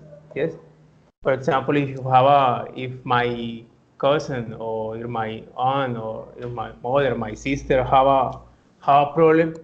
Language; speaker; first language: English; non-native, learner; Spanish